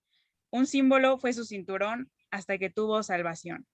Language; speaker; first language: Spanish; native; Spanish